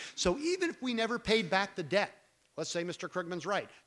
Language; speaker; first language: English; native; English